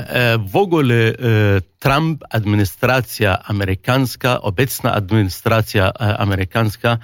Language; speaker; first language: Polish; non-native, fluent; Arabic